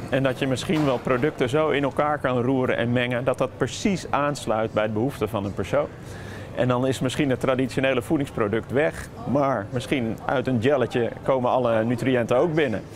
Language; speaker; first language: Dutch; native; Dutch